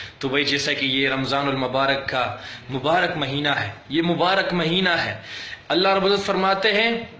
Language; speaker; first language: Urdu; non-native, local second language; Pashto